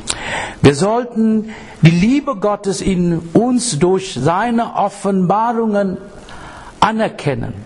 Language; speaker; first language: German; non-native, fluent; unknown